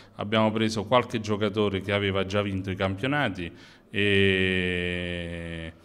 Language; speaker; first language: Italian; native; Italian